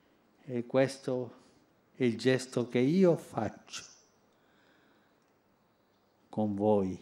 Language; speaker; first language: Italian; non-native, fluent; Spanish